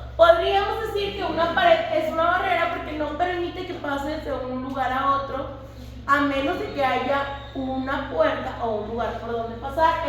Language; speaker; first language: Spanish; native; Spanish